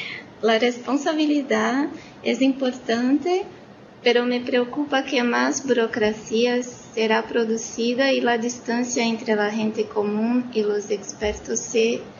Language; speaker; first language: Spanish; non-native, learner; Portuguese